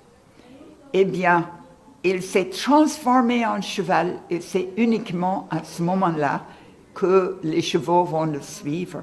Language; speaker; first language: French; non-native, fluent; English